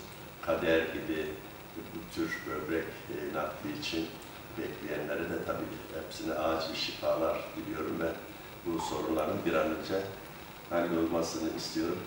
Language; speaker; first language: Turkish; native; Turkish